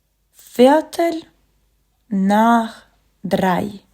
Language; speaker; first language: German; non-native, fluent; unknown